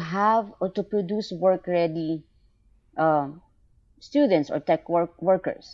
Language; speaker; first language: English; non-native, local second language; Filipino